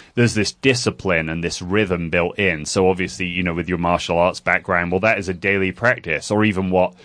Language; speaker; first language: English; native; English